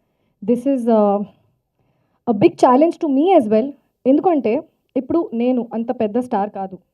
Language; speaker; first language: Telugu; non-native, fluent; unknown